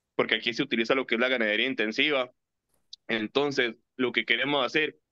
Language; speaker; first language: Spanish; native; Spanish